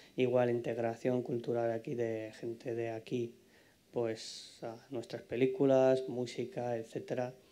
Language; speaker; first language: Spanish; non-native, fluent; Ukrainian